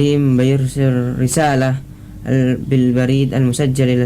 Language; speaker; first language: Arabic; non-native, learner; Indonesian